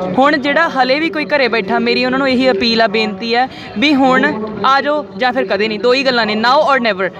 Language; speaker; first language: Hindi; non-native, local second language; Punjabi